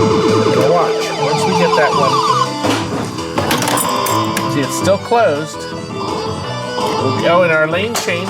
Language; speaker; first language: English; native; English